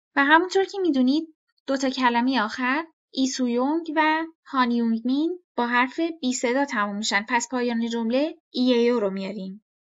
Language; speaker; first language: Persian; native; Persian